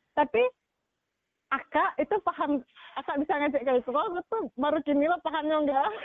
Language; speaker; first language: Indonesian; non-native, local second language; Minangkabau